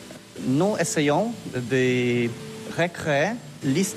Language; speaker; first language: French; non-native, learner; Polish